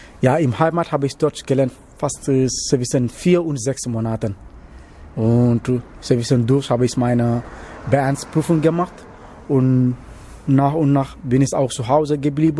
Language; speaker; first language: German; non-native, learner; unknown